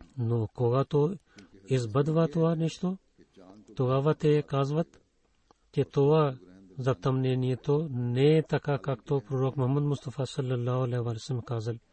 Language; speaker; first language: Bulgarian; non-native, fluent; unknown